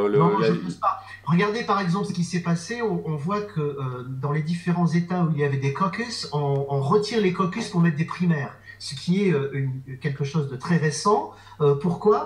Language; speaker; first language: French; native; French